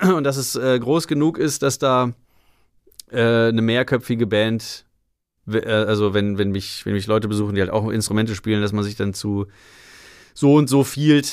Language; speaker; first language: German; native; German